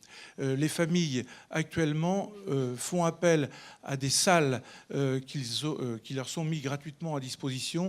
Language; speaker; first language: French; native; French